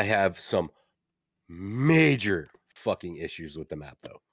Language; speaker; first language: English; native; English